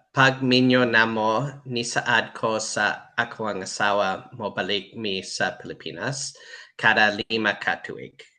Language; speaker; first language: Cebuano; non-native, learner; English